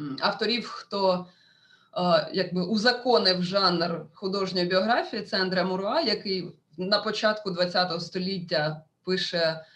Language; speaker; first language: Ukrainian; non-native, local second language; Russian